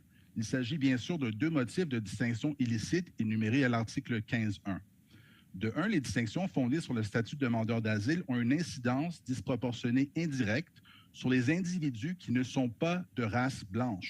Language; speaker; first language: French; native; French